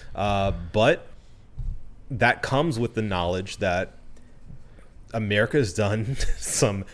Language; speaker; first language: English; early bilingual, other home language; Spanish